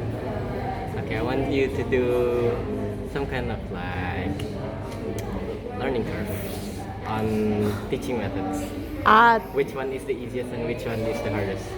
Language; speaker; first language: English; non-native, learner; Indonesian